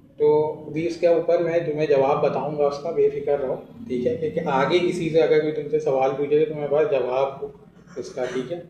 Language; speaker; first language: Hindi; native; Hindi